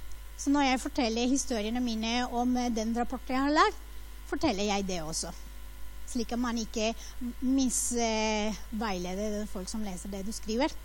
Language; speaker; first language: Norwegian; non-native, fluent; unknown